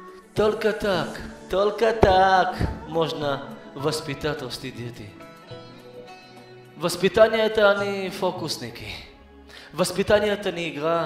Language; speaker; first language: Russian; early bilingual, heritage; Hebrew